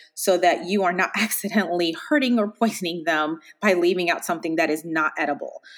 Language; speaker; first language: English; native; English